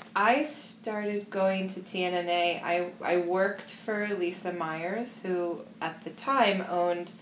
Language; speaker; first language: English; native; English